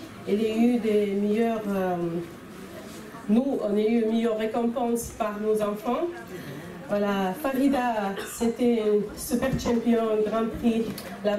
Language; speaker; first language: French; non-native, fluent; Chechen